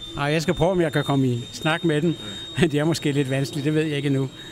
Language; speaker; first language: Danish; native; Danish